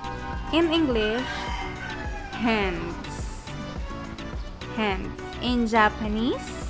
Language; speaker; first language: English; non-native, local second language; Filipino